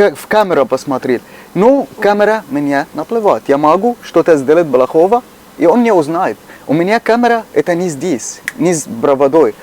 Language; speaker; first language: Russian; non-native, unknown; Arabic